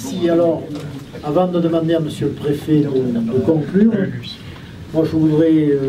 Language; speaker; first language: French; native; French